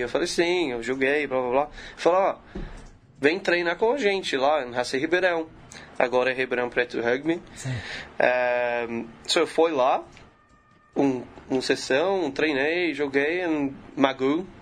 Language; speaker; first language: Portuguese; non-native, learner; English